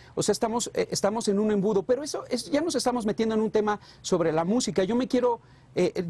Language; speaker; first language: Spanish; native; Spanish